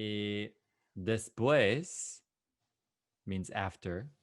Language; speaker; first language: Spanish; non-native, fluent; English